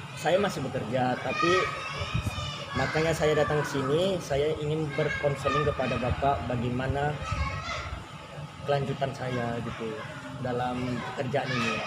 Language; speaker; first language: Indonesian; native; Indonesian